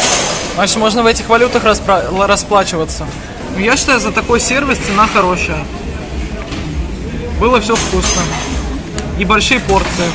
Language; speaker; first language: Russian; native; Russian